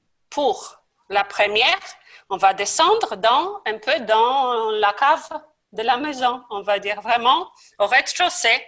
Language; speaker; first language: French; non-native, fluent; Polish